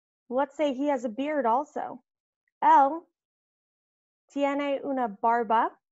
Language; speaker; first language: Spanish; non-native, fluent; English